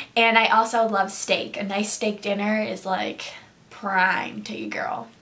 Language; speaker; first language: English; native; English